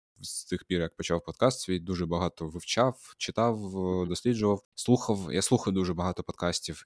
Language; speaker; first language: Ukrainian; non-native, local second language; Russian